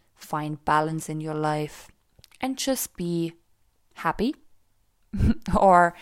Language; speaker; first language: English; non-native, fluent; German